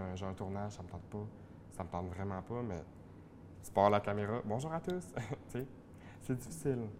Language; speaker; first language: French; native; French